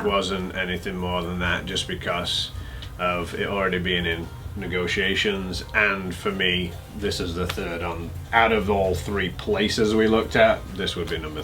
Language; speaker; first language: English; native; English